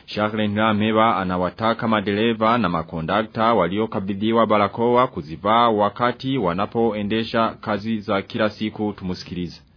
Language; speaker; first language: Swahili; non-native, local second language; Rundi